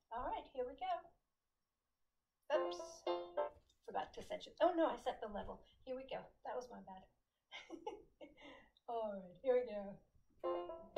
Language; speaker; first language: English; native; English